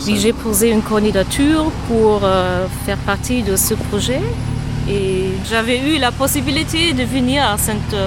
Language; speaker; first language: French; non-native, learner; German